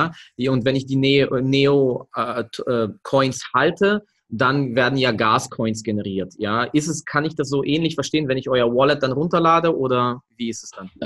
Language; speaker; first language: German; native; German